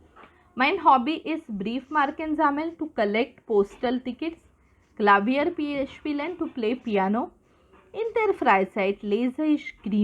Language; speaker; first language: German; non-native, fluent; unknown